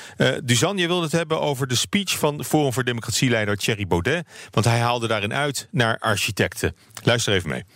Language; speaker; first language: Dutch; native; Dutch